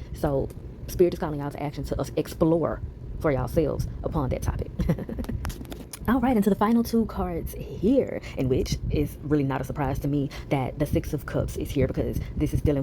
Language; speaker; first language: English; native; English